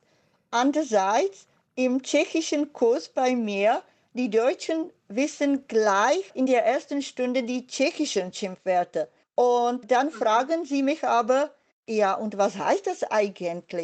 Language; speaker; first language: German; non-native, fluent; Czech